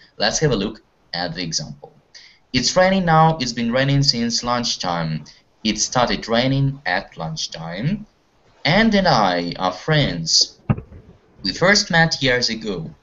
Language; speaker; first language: English; non-native, fluent; Russian